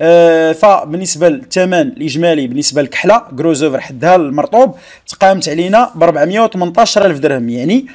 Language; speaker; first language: Arabic; native; Arabic